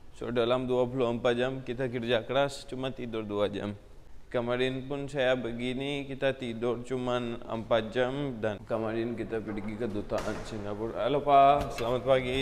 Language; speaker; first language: Indonesian; non-native, fluent; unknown